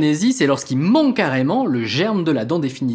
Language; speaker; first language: French; native; French